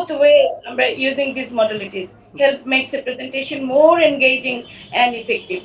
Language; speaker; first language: English; non-native, fluent; Bangla